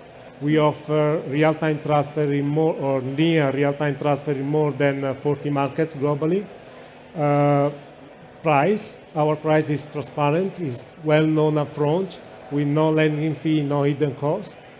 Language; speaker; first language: English; non-native, fluent; Italian